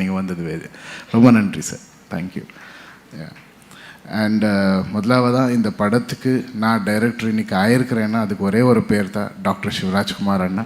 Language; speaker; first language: Tamil; non-native, local second language; Kannada